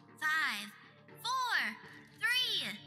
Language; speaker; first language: English; non-native, learner; Indonesian